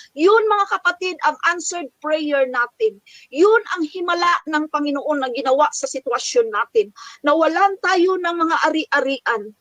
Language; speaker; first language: Filipino; non-native, local second language; Cebuano